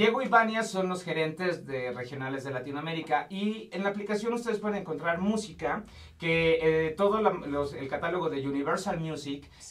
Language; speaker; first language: Spanish; native; Spanish